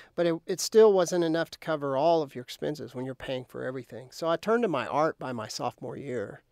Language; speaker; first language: English; native; English